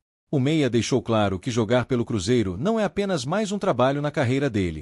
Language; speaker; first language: Portuguese; native; Portuguese